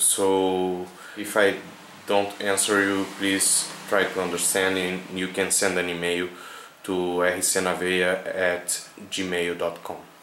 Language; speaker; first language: English; non-native, fluent; Portuguese